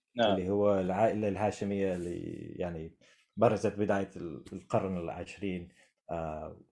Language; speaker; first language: Arabic; non-native, fluent; English